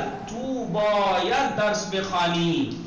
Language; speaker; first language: Persian; non-native, fluent; Urdu